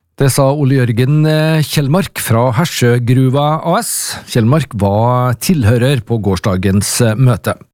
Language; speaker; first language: Norwegian; native; Norwegian